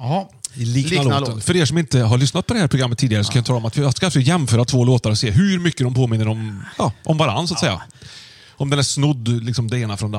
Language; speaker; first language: Swedish; native; Swedish